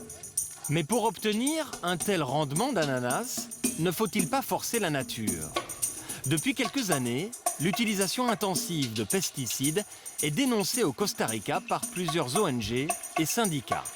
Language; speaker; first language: French; native; French